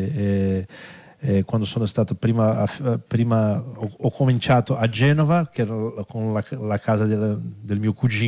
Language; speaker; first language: Italian; non-native, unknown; Portuguese